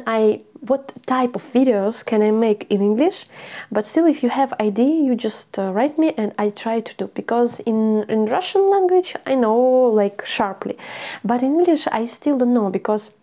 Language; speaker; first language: English; non-native, learner; Russian